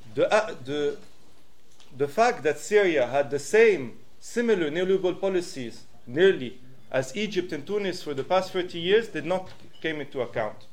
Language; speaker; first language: English; non-native, fluent; French